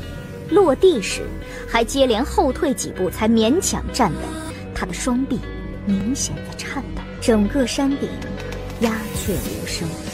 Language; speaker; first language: Chinese; native; Chinese